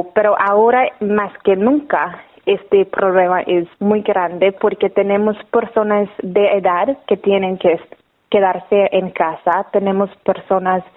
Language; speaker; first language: Spanish; non-native, fluent; English